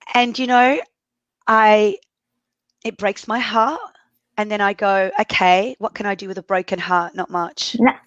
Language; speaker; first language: English; early bilingual, other home language; Arabic